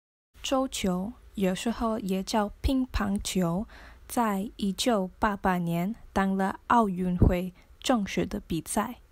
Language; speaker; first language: Chinese; non-native, learner; English